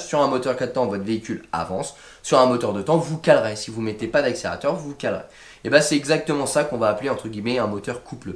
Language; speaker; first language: French; native; French